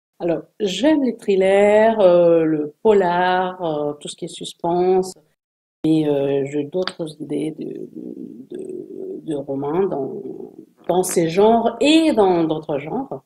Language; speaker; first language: French; non-native, fluent; Spanish